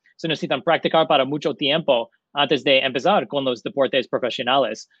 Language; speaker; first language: Spanish; non-native, learner; English